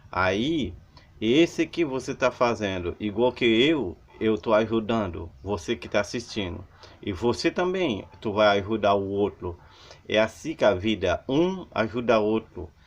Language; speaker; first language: Portuguese; non-native, learner; Haitian Creole